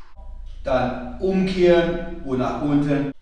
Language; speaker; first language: German; native; German